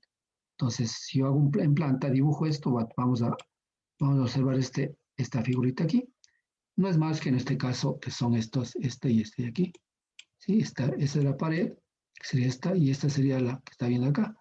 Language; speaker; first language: Spanish; native; Spanish